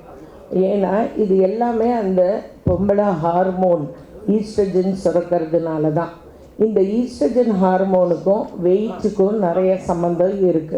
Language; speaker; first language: Tamil; native; Tamil